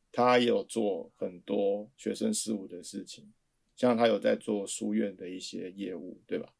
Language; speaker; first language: Chinese; native; Chinese